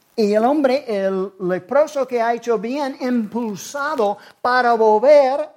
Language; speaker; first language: Spanish; non-native, fluent; English